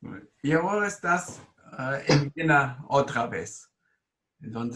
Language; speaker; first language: Spanish; non-native, fluent; German